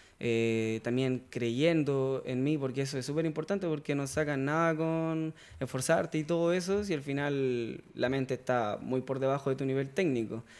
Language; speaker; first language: Spanish; native; Spanish